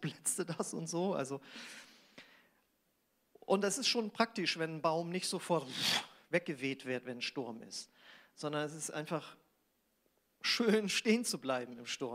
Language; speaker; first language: German; native; German